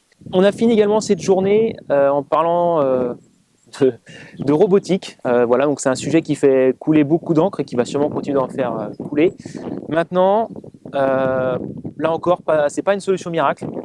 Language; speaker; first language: French; native; French